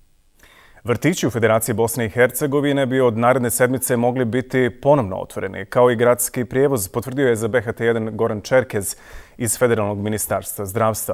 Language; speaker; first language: Serbian; native; Serbian